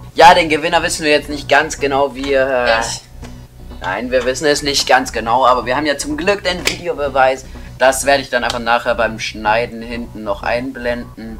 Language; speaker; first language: German; native; German